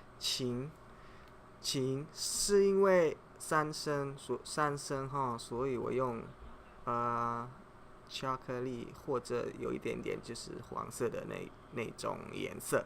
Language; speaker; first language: Chinese; non-native, fluent; Indonesian